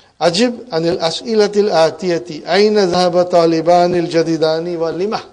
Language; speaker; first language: Arabic; non-native, fluent; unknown